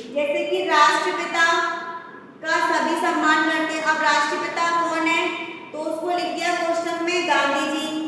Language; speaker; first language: Hindi; native; Hindi